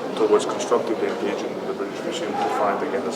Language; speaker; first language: English; non-native, fluent; Greek